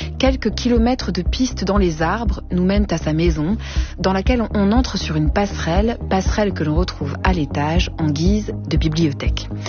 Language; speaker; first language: French; native; French